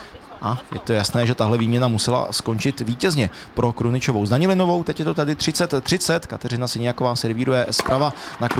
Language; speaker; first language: Czech; native; Czech